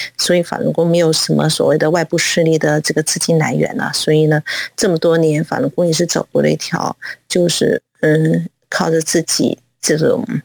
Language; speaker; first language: Chinese; non-native, local second language; Cantonese